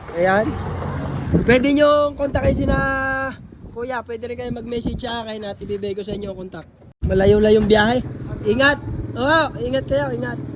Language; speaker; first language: Filipino; native; Filipino